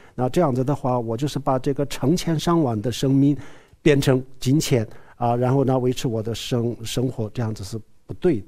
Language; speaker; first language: Chinese; non-native, local second language; Tibetan